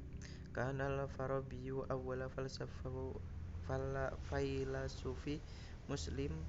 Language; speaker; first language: Arabic; non-native, learner; Indonesian